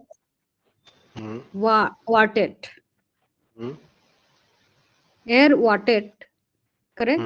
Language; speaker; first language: German; non-native, learner; Hindi